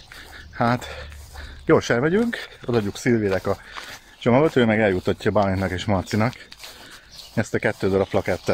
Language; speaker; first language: Hungarian; native; Hungarian